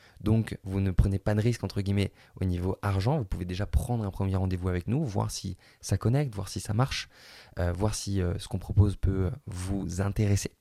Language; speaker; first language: French; native; French